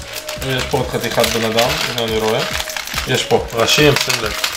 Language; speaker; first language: Hebrew; native; Hebrew